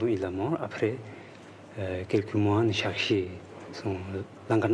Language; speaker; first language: French; non-native, learner; Tibetan